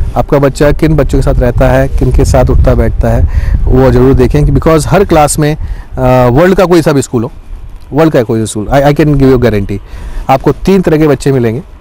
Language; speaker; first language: Hindi; native; Hindi